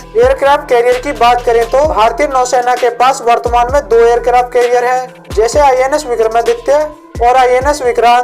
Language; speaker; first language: Hindi; native; Hindi